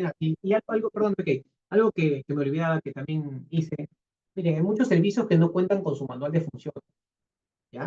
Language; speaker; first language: Spanish; native; Spanish